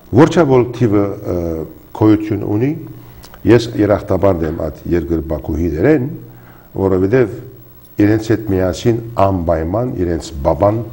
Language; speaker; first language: Armenian; early bilingual, heritage; Armenian